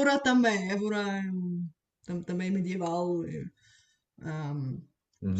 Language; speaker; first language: Portuguese; non-native, learner; Bulgarian